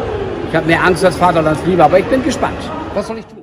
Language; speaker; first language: German; native; German